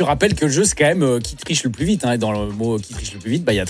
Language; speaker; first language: French; native; French